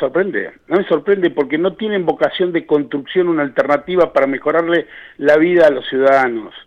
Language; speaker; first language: Spanish; native; Spanish